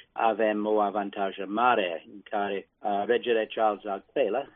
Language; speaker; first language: Romanian; non-native, fluent; English